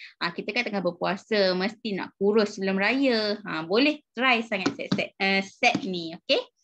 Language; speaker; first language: Malay; native; Malay